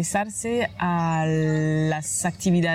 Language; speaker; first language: Spanish; non-native, fluent; French